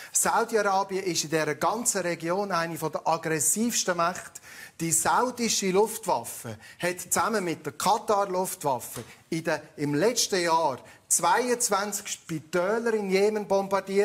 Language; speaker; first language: German; native; German